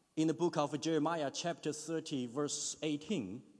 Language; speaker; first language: English; non-native, fluent; Chinese